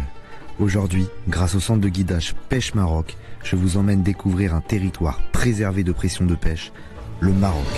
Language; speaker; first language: French; native; French